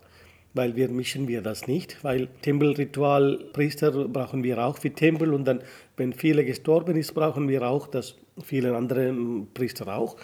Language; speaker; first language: German; non-native, learner; Tamil